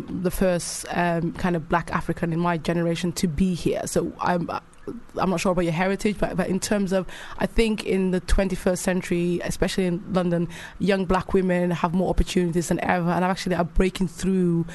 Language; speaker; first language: English; native; English